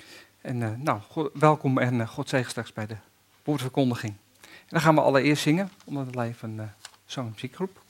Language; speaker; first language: Dutch; native; Dutch